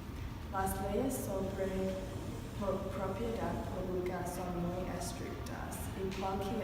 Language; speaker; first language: Spanish; non-native, learner; English